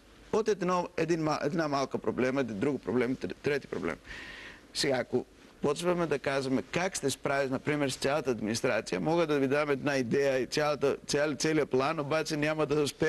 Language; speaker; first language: Bulgarian; non-native, fluent; Greek